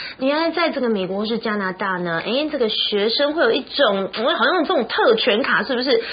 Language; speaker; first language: Chinese; native; Chinese